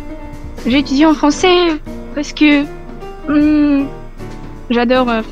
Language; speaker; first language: French; non-native, learner; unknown